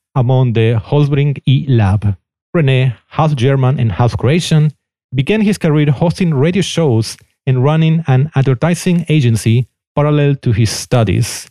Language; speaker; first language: English; non-native, fluent; Spanish